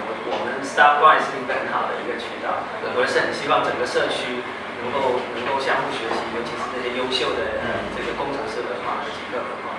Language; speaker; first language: Chinese; native; Chinese